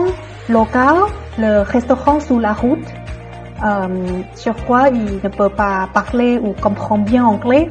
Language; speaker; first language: French; non-native, fluent; Thai